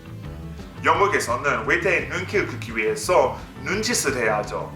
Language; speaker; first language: Korean; non-native, fluent; English